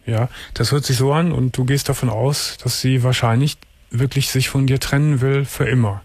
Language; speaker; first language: German; native; German